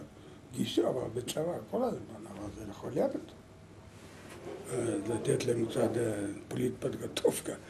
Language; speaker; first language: Hebrew; non-native, learner; Lithuanian